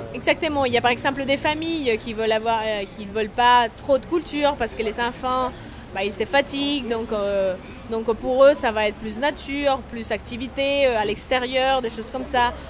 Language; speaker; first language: French; non-native, fluent; Spanish